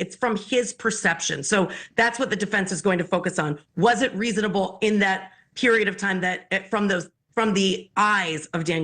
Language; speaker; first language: English; native; English